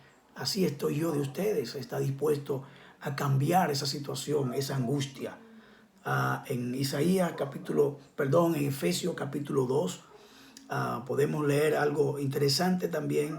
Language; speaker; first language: Spanish; native; Spanish